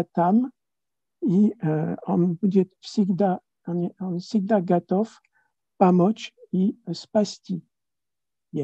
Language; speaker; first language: Russian; non-native, learner; French